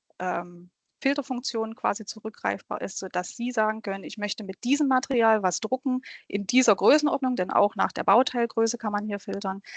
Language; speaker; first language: German; native; German